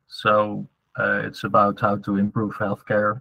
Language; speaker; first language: English; non-native, fluent; Dutch